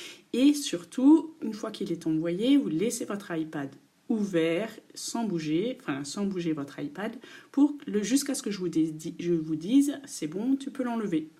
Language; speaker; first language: French; native; French